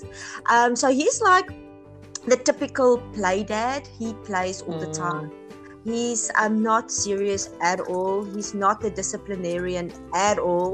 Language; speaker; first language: English; non-native, local second language; Afrikaans